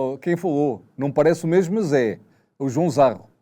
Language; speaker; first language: Portuguese; native; Portuguese